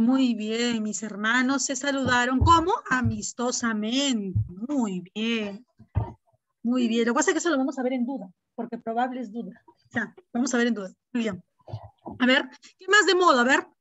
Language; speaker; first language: Spanish; native; Spanish